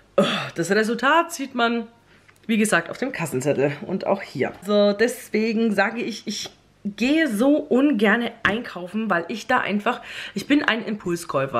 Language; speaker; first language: German; native; German